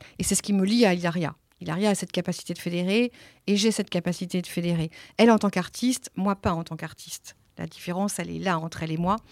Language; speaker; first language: French; early bilingual, other home language; Italian